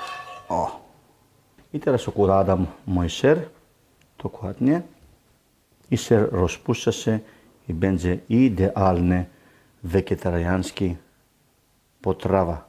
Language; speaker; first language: Polish; non-native, learner; Greek